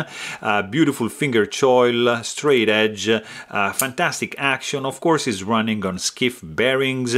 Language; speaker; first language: English; non-native, fluent; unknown